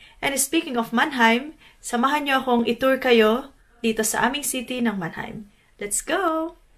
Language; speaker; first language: Filipino; native; Filipino